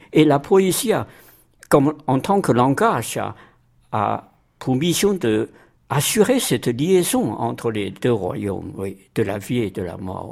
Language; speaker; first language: French; non-native, fluent; Chinese